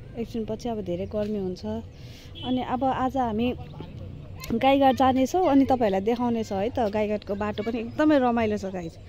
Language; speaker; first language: Nepali; non-native, local second language; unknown